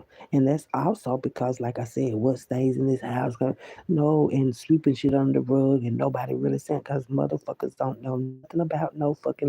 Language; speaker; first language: English; native; English